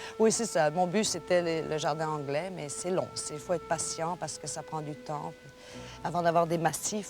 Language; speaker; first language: French; native; French